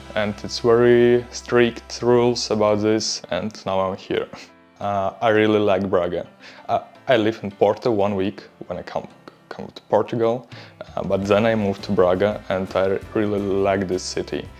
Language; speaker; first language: English; non-native, learner; Russian